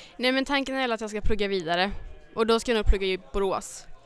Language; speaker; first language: Swedish; native; Swedish